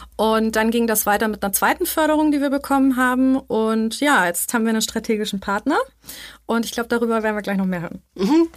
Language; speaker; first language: German; native; German